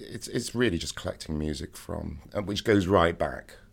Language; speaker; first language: English; native; English